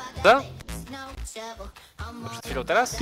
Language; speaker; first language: Polish; native; Polish